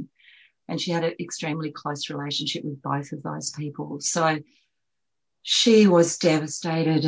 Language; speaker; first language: English; native; English